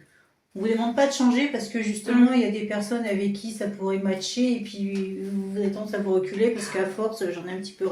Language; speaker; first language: French; native; French